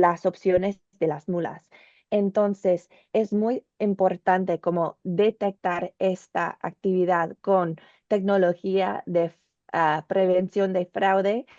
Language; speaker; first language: Spanish; non-native, learner; English